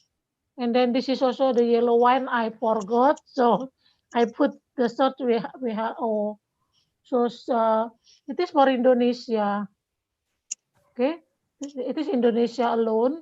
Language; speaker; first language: English; non-native, learner; Indonesian